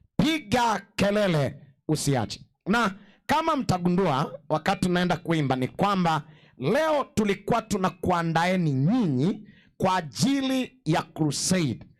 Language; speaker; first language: Swahili; non-native, local second language; Gusii